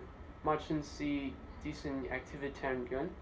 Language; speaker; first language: German; non-native, learner; English